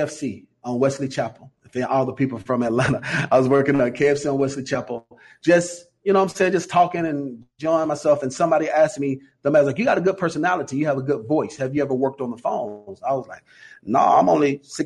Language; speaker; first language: English; native; English